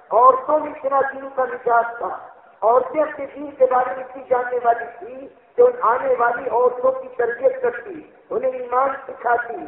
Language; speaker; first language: Urdu; native; Urdu